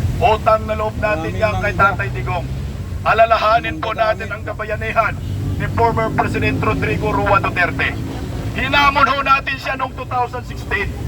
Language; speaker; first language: Filipino; non-native, local second language; Cebuano